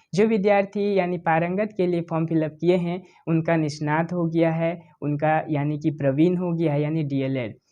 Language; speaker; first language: Hindi; native; Hindi